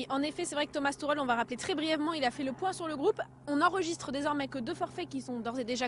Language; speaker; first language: French; native; French